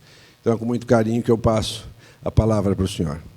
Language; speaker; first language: Portuguese; native; Portuguese